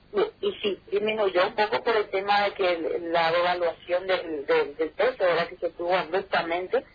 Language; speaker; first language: Spanish; native; Spanish